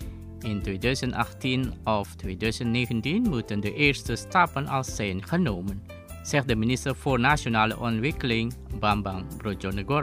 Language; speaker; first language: Dutch; non-native, fluent; Indonesian